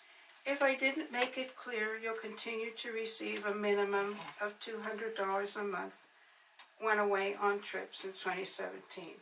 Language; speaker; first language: English; native; English